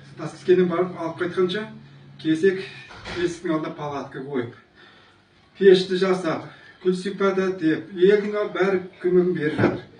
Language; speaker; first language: Kazakh; non-native, local second language; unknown